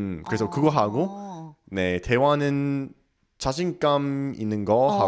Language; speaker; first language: Korean; non-native, learner; English